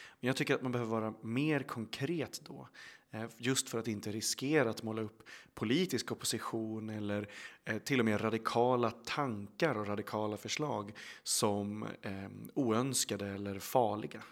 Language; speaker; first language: Swedish; native; Swedish